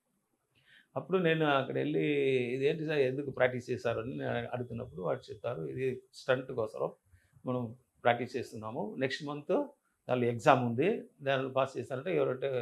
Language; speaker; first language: Telugu; non-native, learner; Tamil